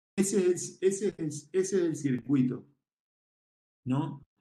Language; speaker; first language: Spanish; native; Spanish